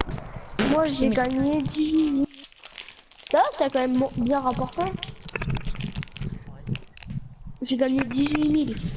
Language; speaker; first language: French; native; French